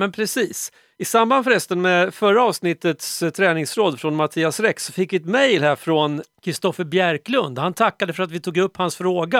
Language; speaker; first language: Swedish; native; Swedish